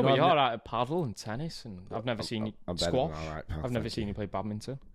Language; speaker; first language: English; native; English